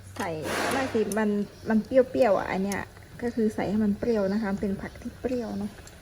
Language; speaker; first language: Thai; non-native, local second language; Northern Khmer